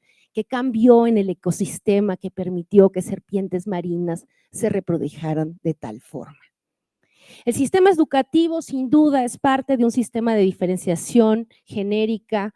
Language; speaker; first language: Spanish; native; Spanish